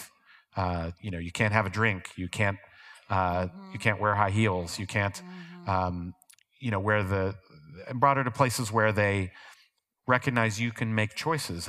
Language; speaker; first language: English; native; English